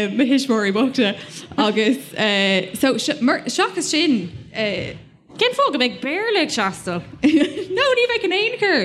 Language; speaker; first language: Irish; non-native, local second language; English